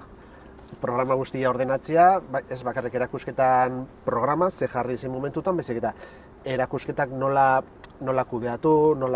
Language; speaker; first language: Basque; native; Basque